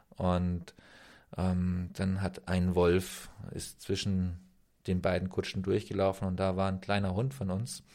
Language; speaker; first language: German; native; German